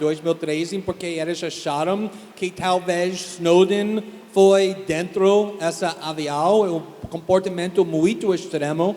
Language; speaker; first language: Portuguese; non-native, fluent; English